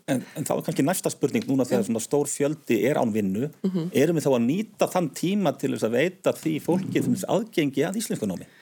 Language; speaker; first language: Icelandic; native; Icelandic